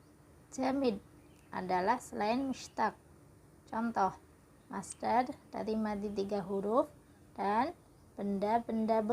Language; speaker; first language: Indonesian; native; Indonesian